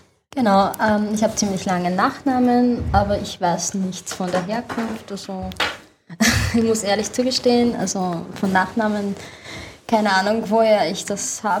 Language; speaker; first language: German; early bilingual, other home language; Chechen